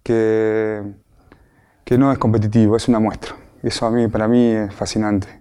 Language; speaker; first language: Spanish; native; Spanish